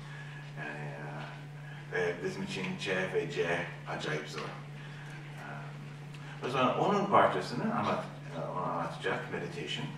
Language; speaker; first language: Turkish; non-native, learner; English